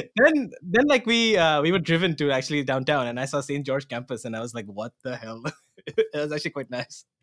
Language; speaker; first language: English; non-native, local second language; Assamese